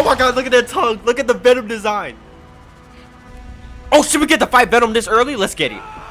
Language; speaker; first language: English; native; English